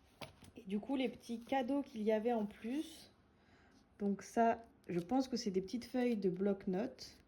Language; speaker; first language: French; native; French